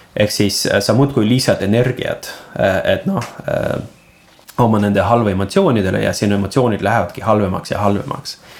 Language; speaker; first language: Estonian; non-native, local second language; Russian